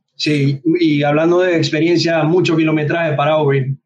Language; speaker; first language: Spanish; native; Spanish